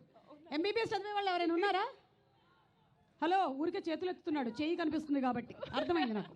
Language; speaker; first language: Telugu; native; Telugu